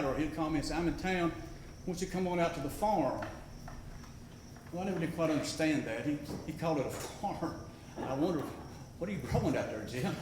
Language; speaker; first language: English; native; English